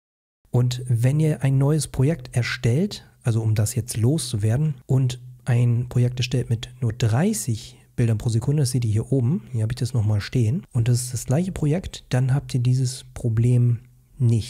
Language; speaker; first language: German; native; German